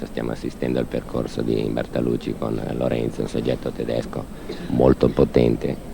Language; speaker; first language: Italian; native; Italian